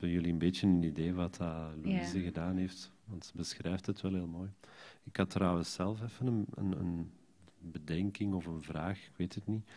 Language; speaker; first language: Dutch; native; Dutch